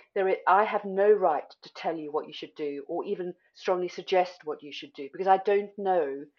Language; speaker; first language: English; native; English